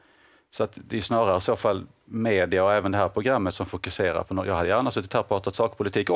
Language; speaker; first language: Swedish; native; Swedish